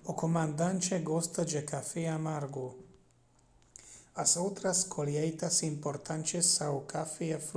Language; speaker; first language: Portuguese; non-native, learner; Hungarian